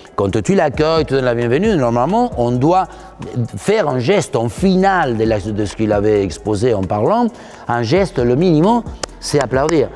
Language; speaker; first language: French; non-native, fluent; Spanish